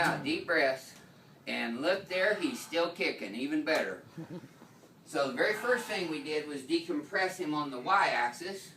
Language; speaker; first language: English; native; English